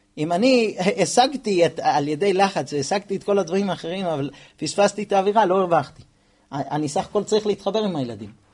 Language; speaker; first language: Hebrew; non-native, fluent; English